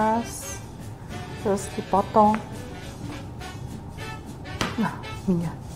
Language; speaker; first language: Indonesian; non-native, fluent; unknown